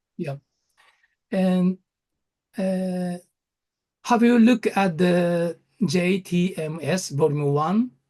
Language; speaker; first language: English; non-native, learner; Japanese